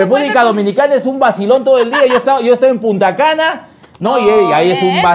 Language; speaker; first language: Spanish; native; Spanish